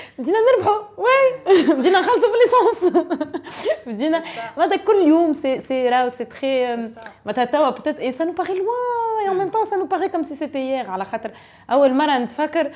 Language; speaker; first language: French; non-native, local second language; Arabic